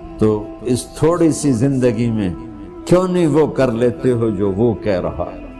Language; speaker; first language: Urdu; non-native, local second language; Punjabi